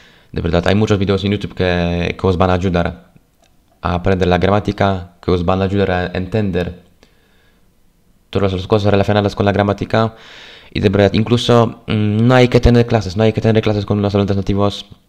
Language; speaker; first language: Spanish; non-native, fluent; Polish